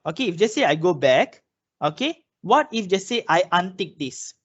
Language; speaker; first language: English; non-native, local second language; Malay